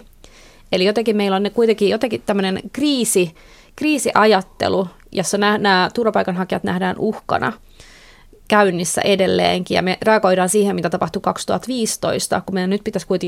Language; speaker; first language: Finnish; native; Finnish